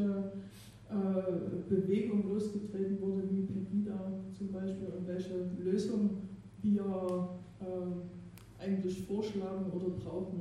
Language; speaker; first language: German; native; German